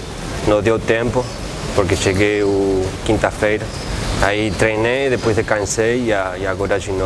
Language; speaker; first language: Portuguese; non-native, fluent; Spanish